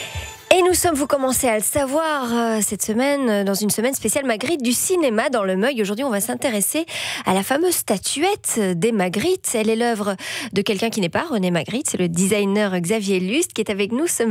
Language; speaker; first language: French; native; French